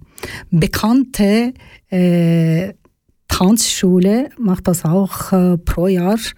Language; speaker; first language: German; non-native, learner; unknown